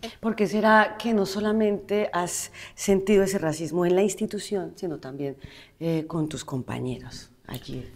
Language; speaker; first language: Spanish; native; Spanish